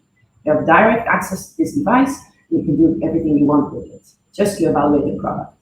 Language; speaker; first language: English; non-native, fluent; Hebrew